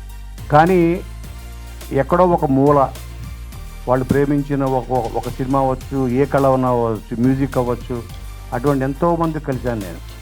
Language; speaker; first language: Telugu; native; Telugu